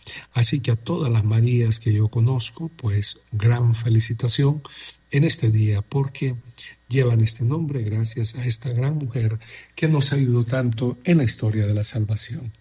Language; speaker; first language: Spanish; native; Spanish